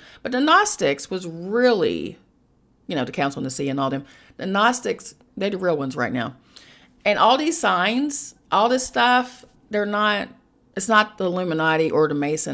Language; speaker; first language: English; native; English